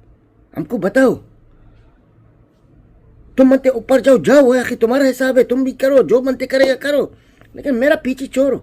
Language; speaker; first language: Hindi; non-native, learner; Arabic